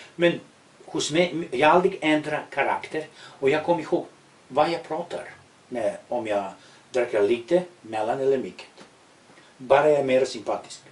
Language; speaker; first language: Swedish; non-native, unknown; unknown